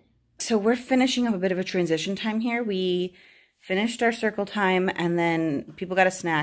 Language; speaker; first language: English; native; English